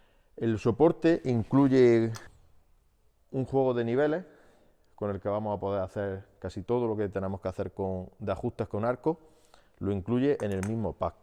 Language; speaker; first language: Spanish; native; Spanish